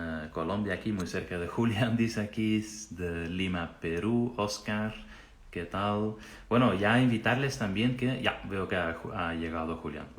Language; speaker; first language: Spanish; non-native, fluent; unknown